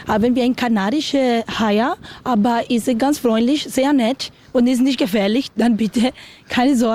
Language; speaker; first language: German; non-native, learner; Spanish